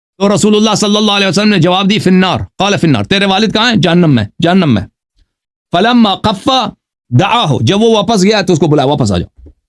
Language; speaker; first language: Urdu; non-native, fluent; Persian